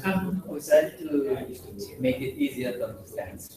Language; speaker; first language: English; non-native, fluent; Japanese